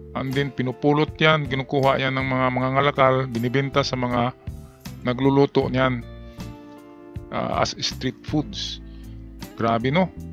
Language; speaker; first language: Filipino; non-native, local second language; Cebuano